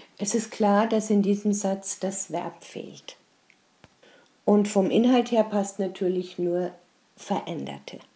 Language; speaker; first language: German; native; German